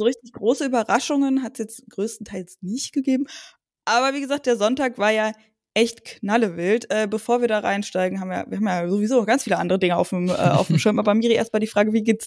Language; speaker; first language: German; native; German